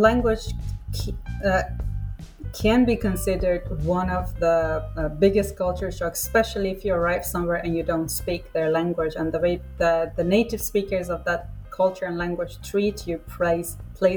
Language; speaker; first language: English; non-native, fluent; Persian